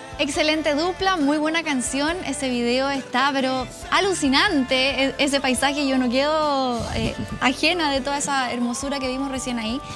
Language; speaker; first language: Spanish; native; Spanish